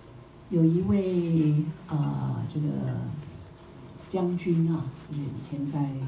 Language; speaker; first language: Chinese; native; Chinese